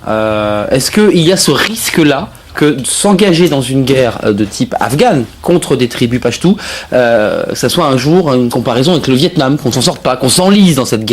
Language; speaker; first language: French; native; French